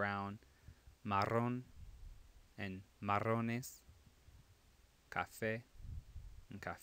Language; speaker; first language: Spanish; non-native, fluent; English